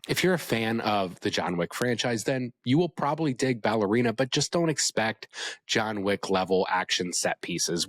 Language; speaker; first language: English; native; English